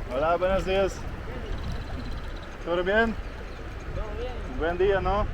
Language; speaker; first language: Spanish; non-native, learner; English